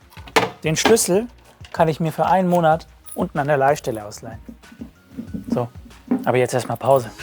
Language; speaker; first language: German; native; German